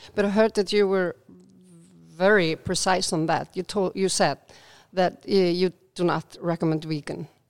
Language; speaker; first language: English; non-native, fluent; Icelandic